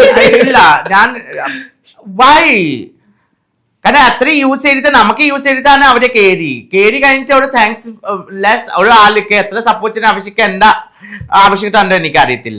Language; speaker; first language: Malayalam; non-native, local second language; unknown